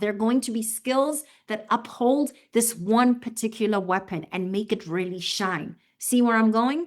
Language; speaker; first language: English; native; English